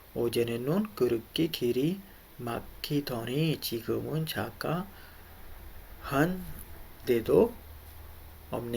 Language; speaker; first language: Korean; non-native, fluent; Urdu